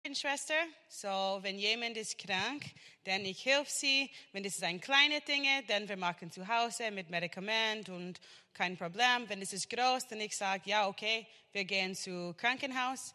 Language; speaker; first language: German; non-native, learner; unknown